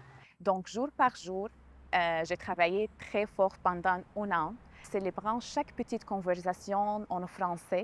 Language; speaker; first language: French; non-native, learner; Arabic